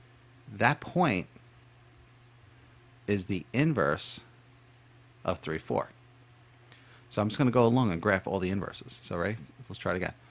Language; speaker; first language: English; native; English